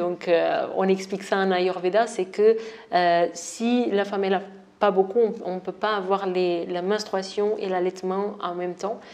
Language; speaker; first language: French; non-native, fluent; Portuguese